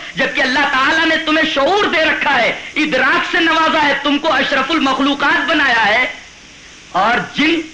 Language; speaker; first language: Urdu; native; Urdu